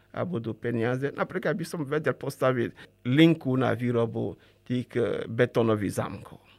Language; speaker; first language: Slovak; non-native, fluent; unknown